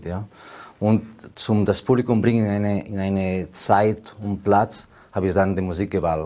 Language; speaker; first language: German; non-native, learner; Spanish